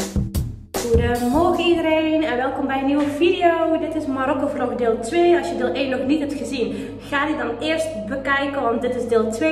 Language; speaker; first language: Dutch; early bilingual, other home language; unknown